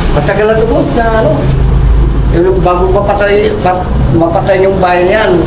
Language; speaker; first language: Filipino; non-native, local second language; Iloko